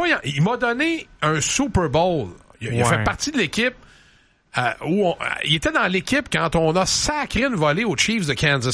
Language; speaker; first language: French; native; French